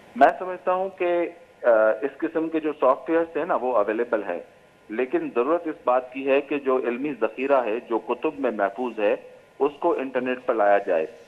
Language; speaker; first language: Urdu; non-native, local second language; Sindhi